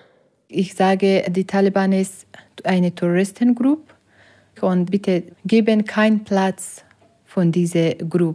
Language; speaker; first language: German; non-native, learner; Persian